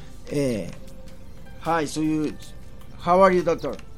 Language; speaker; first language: English; non-native, learner; Spanish